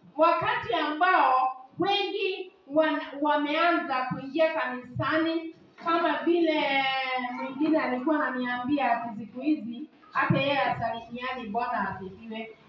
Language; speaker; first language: Swahili; non-native, local second language; Kikuyu